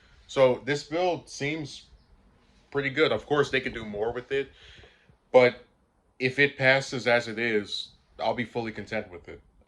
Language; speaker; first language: English; native; English